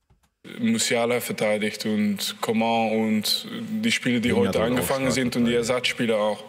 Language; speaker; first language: German; non-native, fluent; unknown